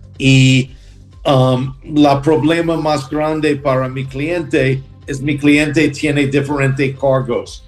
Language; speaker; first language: Spanish; non-native, learner; English